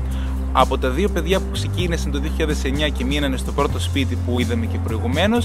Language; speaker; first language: Greek; native; Greek